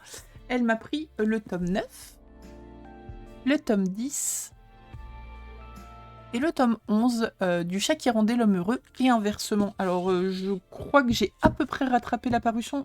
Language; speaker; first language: French; native; French